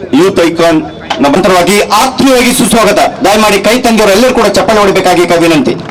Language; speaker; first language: Kannada; native; Kannada